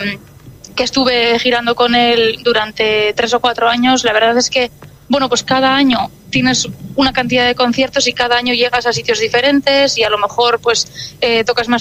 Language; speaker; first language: Spanish; non-native, local second language; Basque